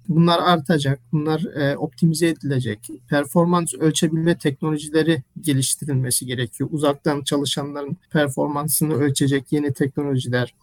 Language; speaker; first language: Turkish; early bilingual, heritage; Turkish